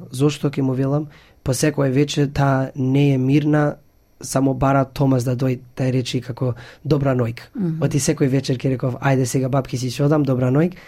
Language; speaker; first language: Macedonian; early bilingual, heritage; Macedonian